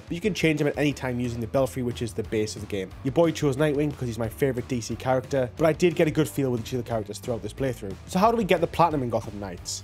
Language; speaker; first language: English; native; English